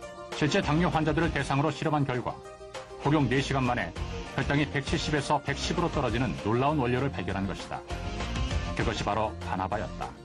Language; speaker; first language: Korean; native; Korean